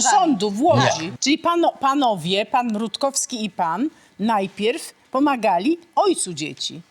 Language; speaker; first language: Polish; native; Polish